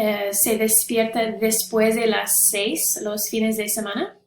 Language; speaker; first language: Spanish; non-native, fluent; English